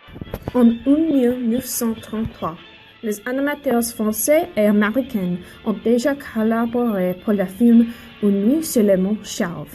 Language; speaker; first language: French; non-native, learner; English